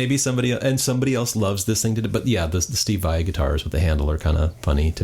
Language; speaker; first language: English; native; English